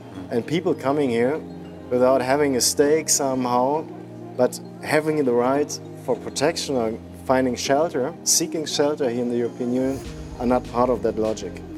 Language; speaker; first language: English; non-native, fluent; German